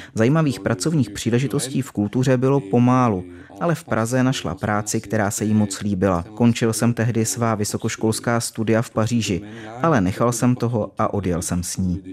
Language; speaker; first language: Czech; non-native, fluent; French